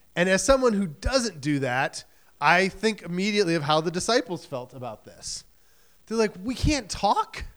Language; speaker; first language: English; native; English